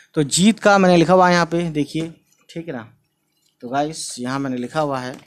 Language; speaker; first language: Hindi; native; Hindi